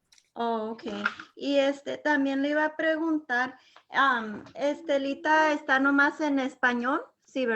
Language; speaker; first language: Spanish; early bilingual, heritage; Spanish